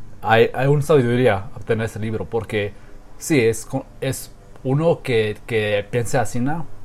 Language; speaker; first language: Spanish; non-native, learner; English